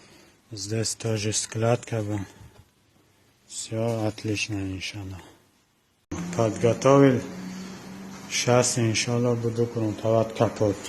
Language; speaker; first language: Russian; non-native, local second language; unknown